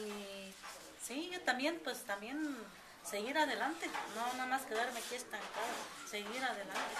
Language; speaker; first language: Spanish; native; Spanish